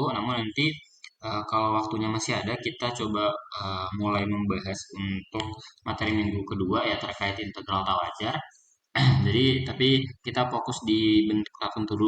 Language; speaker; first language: Indonesian; native; Indonesian